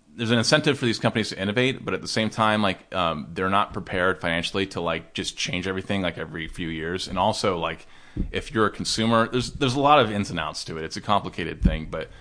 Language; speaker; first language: English; native; English